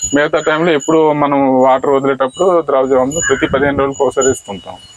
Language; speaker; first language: Telugu; native; Telugu